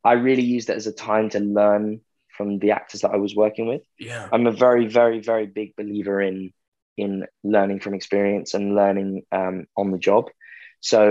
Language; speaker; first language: English; native; English